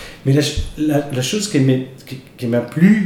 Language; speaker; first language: French; non-native, fluent; Italian